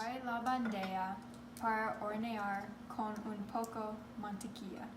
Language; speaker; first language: Spanish; non-native, learner; English